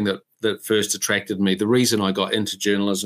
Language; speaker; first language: English; native; English